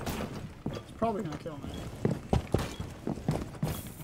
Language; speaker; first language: English; native; English